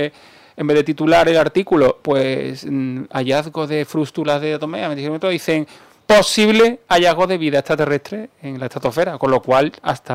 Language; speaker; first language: Spanish; native; Spanish